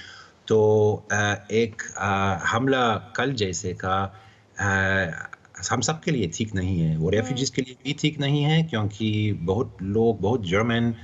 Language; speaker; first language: Hindi; non-native, fluent; German